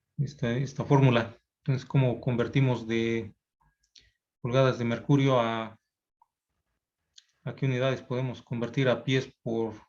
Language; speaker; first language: Spanish; native; Spanish